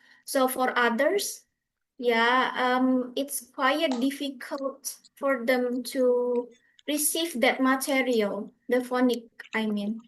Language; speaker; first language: English; non-native, fluent; Indonesian